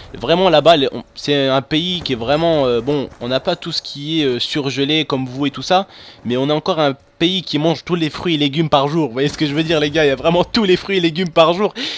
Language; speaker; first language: French; non-native, local second language; Arabic